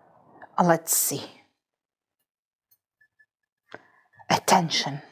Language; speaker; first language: English; non-native, fluent; Russian